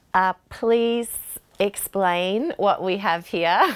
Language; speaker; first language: English; native; English